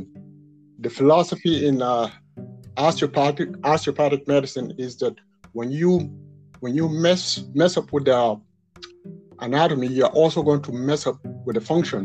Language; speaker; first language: English; non-native, local second language; Yoruba